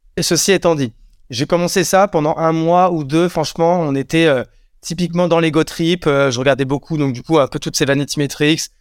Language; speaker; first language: French; native; French